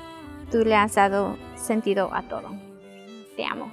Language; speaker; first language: Spanish; early bilingual, other home language; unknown